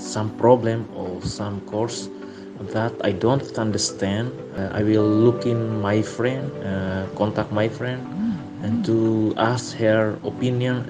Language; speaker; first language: English; non-native, learner; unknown